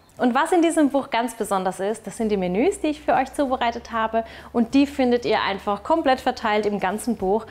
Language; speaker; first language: German; early bilingual, other home language; Turkish